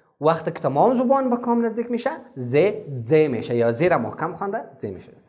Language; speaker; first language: Persian; non-native, local second language; Pashto